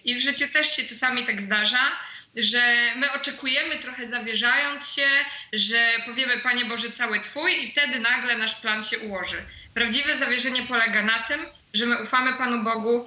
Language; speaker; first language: Polish; native; Polish